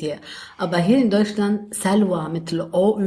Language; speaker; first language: German; non-native, learner; Arabic